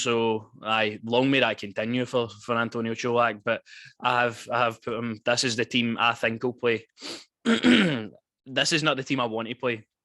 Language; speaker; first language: English; native; English